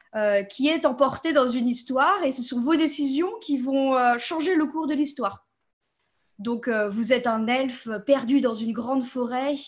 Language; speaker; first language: French; native; French